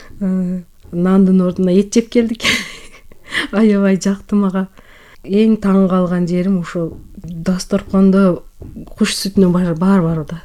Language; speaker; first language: Kyrgyz; non-native, local second language; Turkish